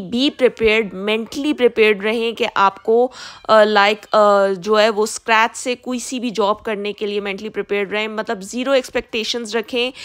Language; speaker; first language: Hindi; native; Hindi